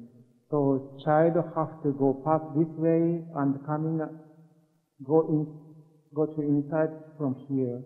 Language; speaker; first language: English; non-native, learner; Japanese